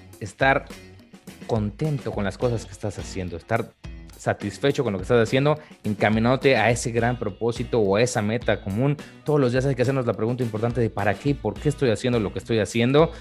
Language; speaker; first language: Spanish; native; Spanish